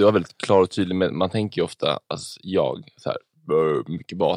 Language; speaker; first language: Swedish; native; Swedish